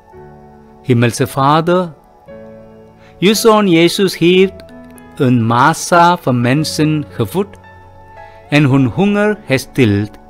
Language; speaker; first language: Dutch; non-native, fluent; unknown